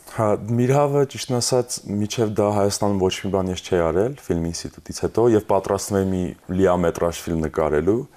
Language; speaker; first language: Armenian; early bilingual, heritage; Armenian